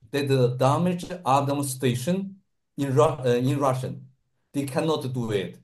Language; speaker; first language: English; non-native, learner; Russian